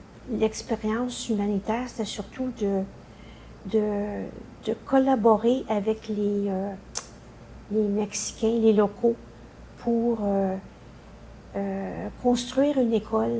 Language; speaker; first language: French; native; French